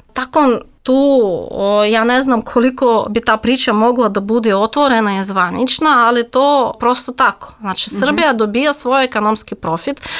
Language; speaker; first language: Serbian; non-native, fluent; Russian